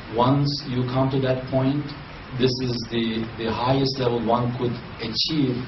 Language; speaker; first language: English; non-native, fluent; Turkish